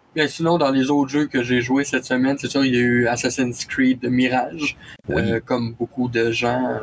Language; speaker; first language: French; native; French